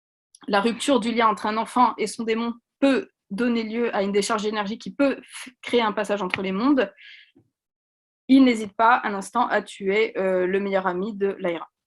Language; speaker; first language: French; native; French